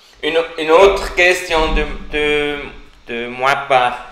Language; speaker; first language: French; non-native, learner; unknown